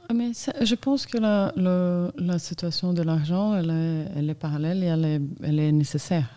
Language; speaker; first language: French; non-native, fluent; Portuguese